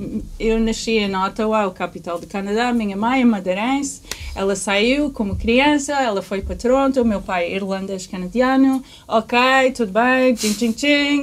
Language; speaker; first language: Portuguese; early bilingual, heritage; English